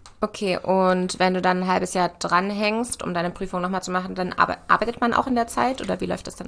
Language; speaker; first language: German; native; German